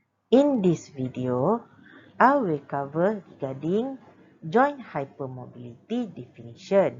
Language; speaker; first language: English; non-native, local second language; Malay